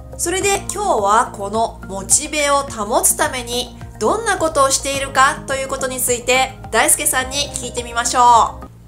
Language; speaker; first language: Japanese; native; Japanese